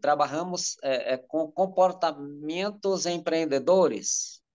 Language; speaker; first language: Spanish; non-native, learner; Portuguese